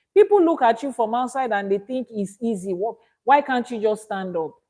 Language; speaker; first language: English; non-native, local second language; Yoruba